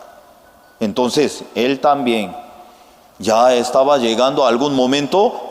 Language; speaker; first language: Spanish; non-native, fluent; Korean